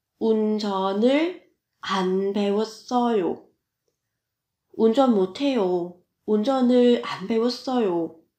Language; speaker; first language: Korean; non-native, fluent; Vietnamese